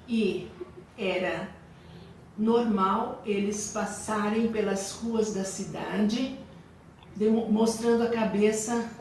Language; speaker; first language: Portuguese; early bilingual, other home language; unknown